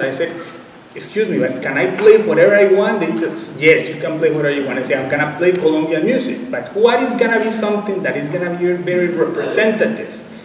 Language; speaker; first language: English; non-native, fluent; Spanish